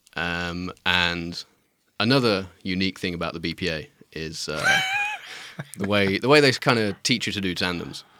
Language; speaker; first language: English; native; English